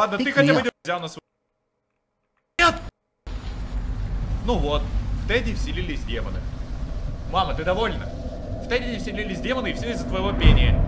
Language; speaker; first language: Russian; native; Russian